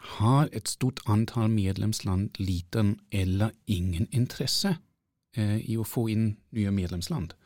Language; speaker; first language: Norwegian; non-native, fluent; German